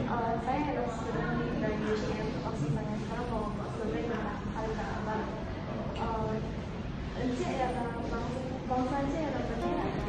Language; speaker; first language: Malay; non-native, local second language; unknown